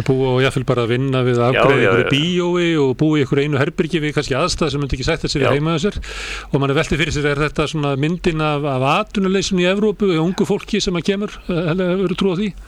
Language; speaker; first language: Icelandic; native; Icelandic